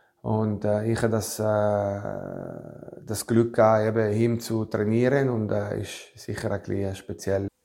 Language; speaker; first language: German; non-native, fluent; Italian